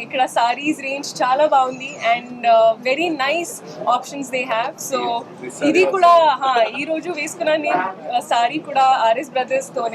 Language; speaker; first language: Telugu; non-native, fluent; Hindi